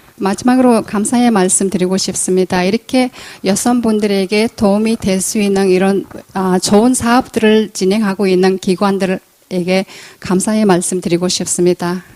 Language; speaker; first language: Korean; non-native, fluent; Mongolian